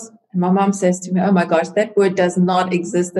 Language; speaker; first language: English; non-native, local second language; Afrikaans